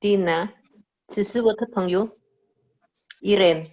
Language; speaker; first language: Chinese; non-native, learner; Indonesian